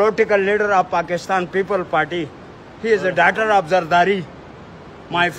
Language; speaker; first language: English; non-native, learner; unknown